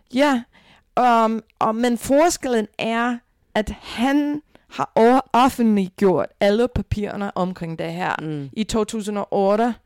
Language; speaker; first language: Danish; non-native, fluent; English